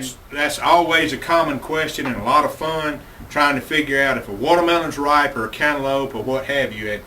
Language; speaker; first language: English; native; English